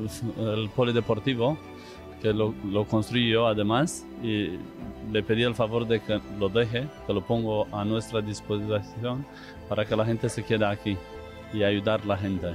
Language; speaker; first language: Spanish; non-native, fluent; Romanian